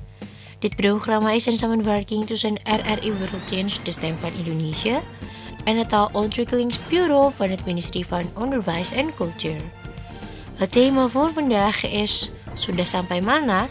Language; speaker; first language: Dutch; non-native, learner; Indonesian